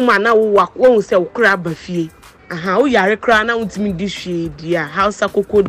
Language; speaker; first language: English; non-native, local second language; Akan